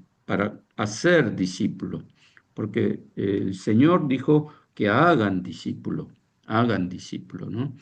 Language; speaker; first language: Spanish; non-native, fluent; Korean